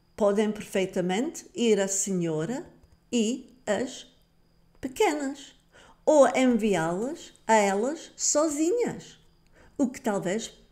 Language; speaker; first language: Portuguese; non-native, fluent; English